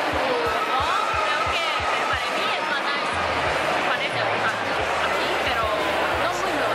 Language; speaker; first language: Spanish; non-native, learner; Japanese